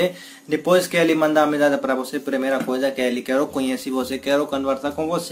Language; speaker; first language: Portuguese; non-native, learner; Hindi